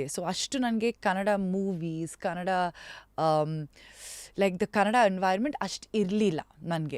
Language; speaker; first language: Kannada; non-native, local second language; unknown